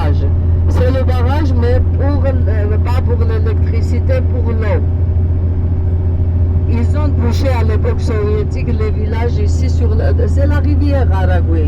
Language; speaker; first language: French; non-native, fluent; Georgian